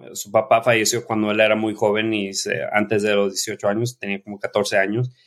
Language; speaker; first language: Spanish; early bilingual, heritage; Spanish